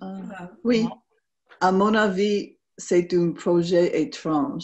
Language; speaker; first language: French; non-native, learner; English